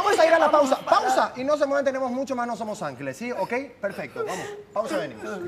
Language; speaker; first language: Spanish; native; Spanish